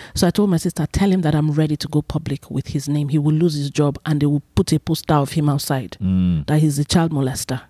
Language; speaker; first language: English; non-native, local second language; Igbo